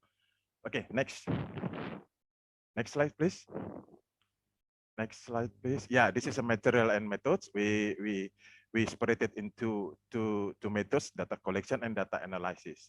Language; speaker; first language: English; non-native, fluent; Indonesian